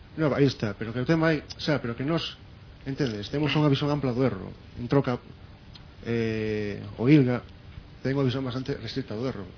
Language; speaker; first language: Galician; non-native, local second language; Spanish